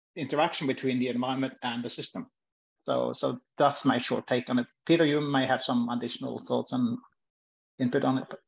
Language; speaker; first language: English; non-native, fluent; Norwegian